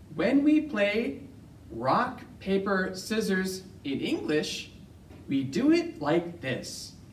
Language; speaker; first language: English; native; English